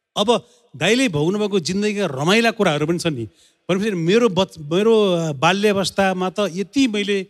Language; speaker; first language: Nepali; native; Nepali